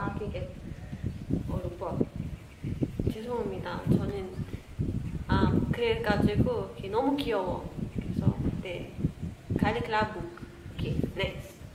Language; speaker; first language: Korean; non-native, learner; Malay